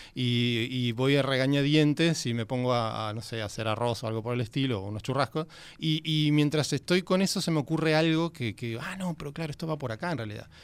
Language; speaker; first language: Spanish; native; Spanish